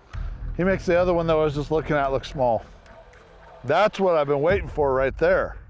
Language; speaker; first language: English; native; English